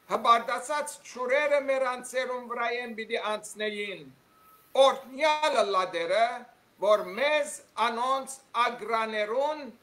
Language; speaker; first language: Armenian; early bilingual, heritage; Armenian